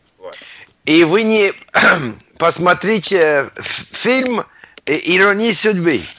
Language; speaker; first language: Russian; non-native, learner; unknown